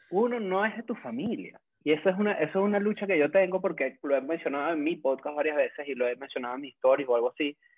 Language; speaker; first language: Spanish; native; Spanish